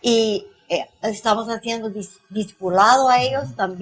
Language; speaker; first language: Spanish; non-native, fluent; English